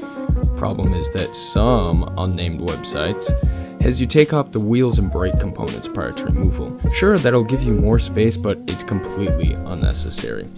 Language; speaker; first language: English; native; English